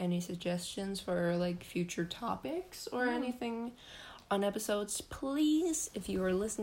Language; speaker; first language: English; non-native, fluent; Danish